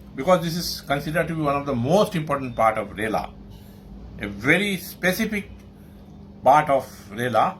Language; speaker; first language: English; non-native, local second language; Hindi